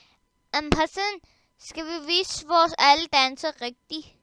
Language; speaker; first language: Danish; early bilingual, other home language; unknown